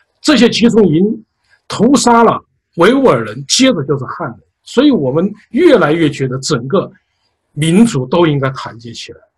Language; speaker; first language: Chinese; native; Chinese